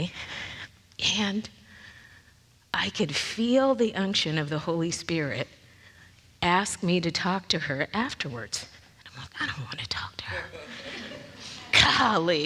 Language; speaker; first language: English; native; English